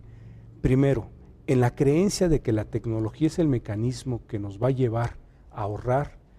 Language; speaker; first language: Spanish; native; Spanish